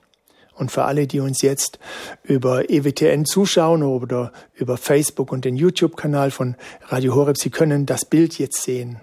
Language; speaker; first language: German; native; German